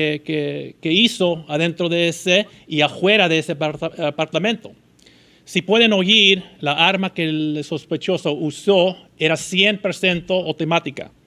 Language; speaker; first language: Spanish; early bilingual, heritage; Spanish